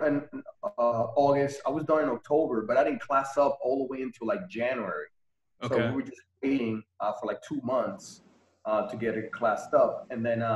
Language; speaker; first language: English; non-native, fluent; Spanish